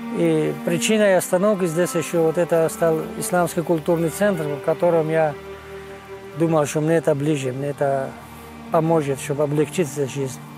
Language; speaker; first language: Russian; non-native, local second language; Georgian